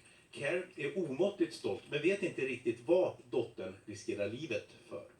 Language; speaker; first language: Swedish; native; Swedish